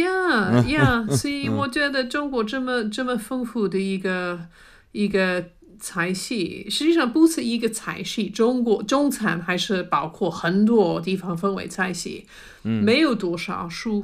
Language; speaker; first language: Chinese; non-native, fluent; English